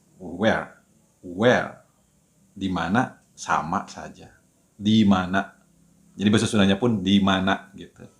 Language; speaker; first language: Indonesian; native; Indonesian